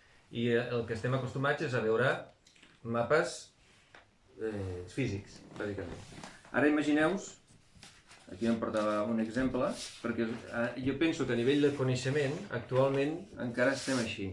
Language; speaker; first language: Catalan; native; Catalan